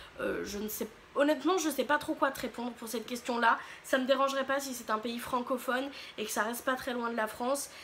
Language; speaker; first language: French; native; French